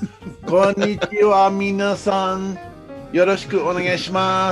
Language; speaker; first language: Japanese; non-native, learner; English